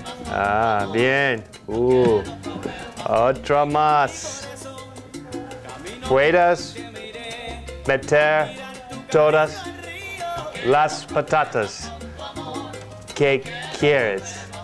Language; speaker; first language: Spanish; non-native, learner; English